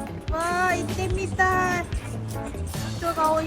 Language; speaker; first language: Japanese; non-native, fluent; Hindi